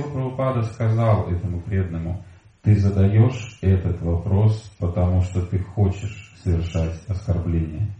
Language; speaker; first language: Russian; native; Russian